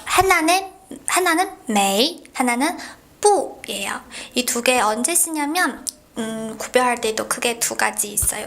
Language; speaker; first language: Korean; non-native, fluent; Chinese